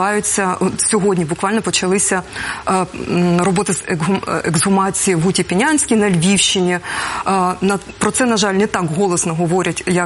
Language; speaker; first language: Ukrainian; native; Ukrainian